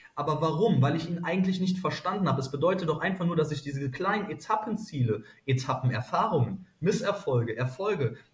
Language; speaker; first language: German; native; German